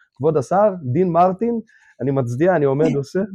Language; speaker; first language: Hebrew; early bilingual, other home language; Russian